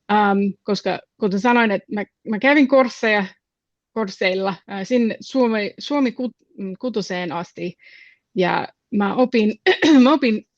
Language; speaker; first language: Finnish; non-native, fluent; English